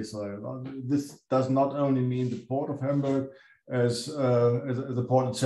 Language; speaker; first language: English; non-native, fluent; German